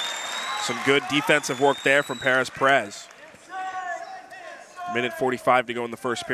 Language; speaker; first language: English; native; English